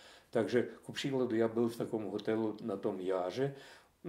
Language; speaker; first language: Czech; non-native, fluent; Russian